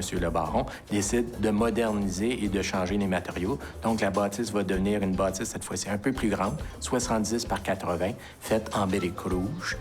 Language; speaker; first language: French; native; French